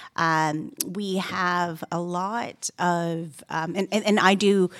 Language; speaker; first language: English; native; English